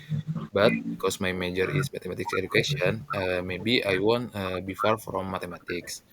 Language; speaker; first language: English; non-native, learner; Indonesian